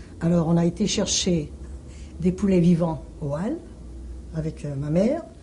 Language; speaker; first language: French; early bilingual, other home language; Hungarian